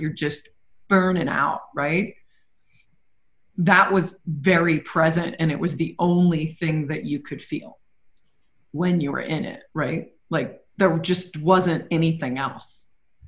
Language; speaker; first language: English; native; English